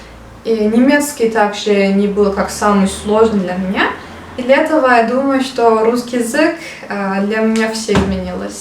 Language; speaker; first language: Russian; non-native, learner; Turkish